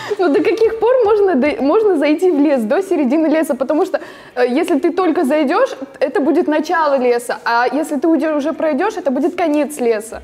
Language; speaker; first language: Russian; native; Russian